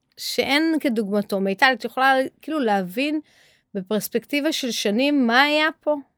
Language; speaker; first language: Hebrew; native; Hebrew